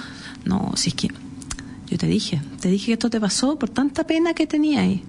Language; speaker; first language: Spanish; native; Spanish